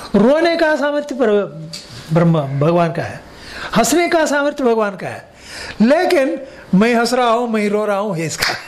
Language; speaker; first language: Hindi; non-native, local second language; Kannada